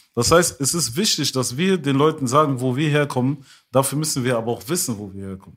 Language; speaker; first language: German; early bilingual, other home language; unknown